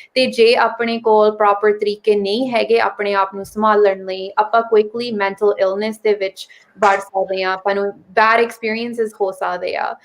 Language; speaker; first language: Punjabi; early bilingual, heritage; Punjabi